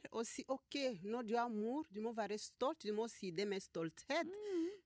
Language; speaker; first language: Norwegian; non-native, fluent; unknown